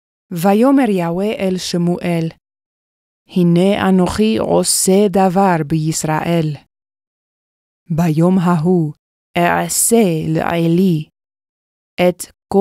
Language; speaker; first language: Hebrew; non-native, fluent; English